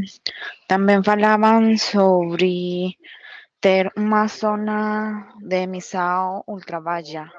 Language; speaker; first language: Portuguese; non-native, fluent; Spanish